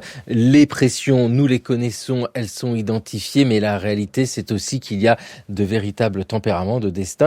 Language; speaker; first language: French; native; French